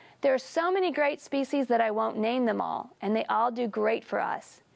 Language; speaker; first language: English; native; English